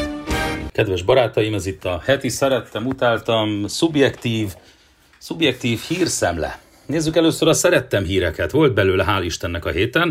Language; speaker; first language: Hungarian; native; Hungarian